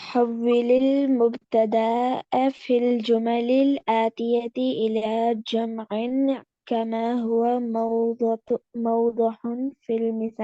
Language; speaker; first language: Arabic; non-native, learner; Urdu